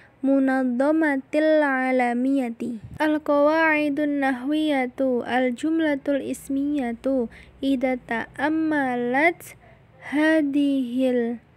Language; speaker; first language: Arabic; non-native, learner; Indonesian